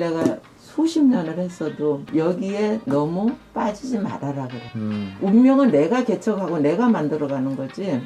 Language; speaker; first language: Korean; native; Korean